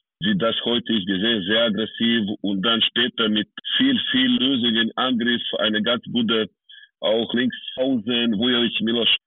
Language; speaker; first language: German; non-native, fluent; Serbian